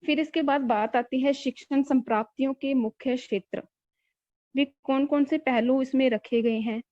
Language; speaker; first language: Hindi; non-native, local second language; Punjabi